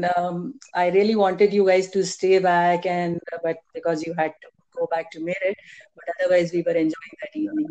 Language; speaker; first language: English; non-native, local second language; Hindi